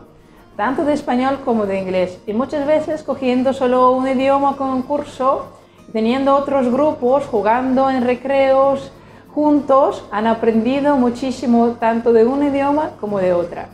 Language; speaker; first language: Spanish; non-native, fluent; Russian